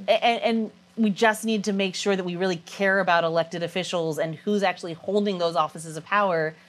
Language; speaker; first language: English; native; English